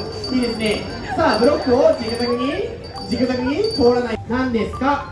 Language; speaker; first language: Japanese; native; Japanese